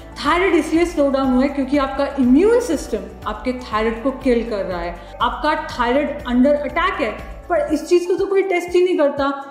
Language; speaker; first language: Hindi; native; Hindi